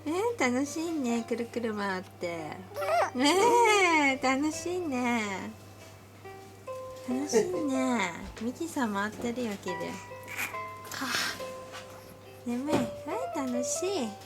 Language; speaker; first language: Japanese; native; Japanese